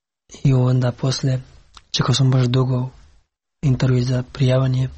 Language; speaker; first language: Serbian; non-native, learner; Pashto